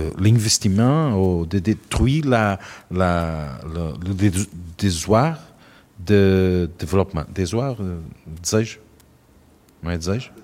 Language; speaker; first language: French; non-native, learner; Portuguese